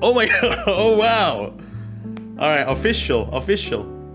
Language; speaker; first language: English; non-native, fluent; Indonesian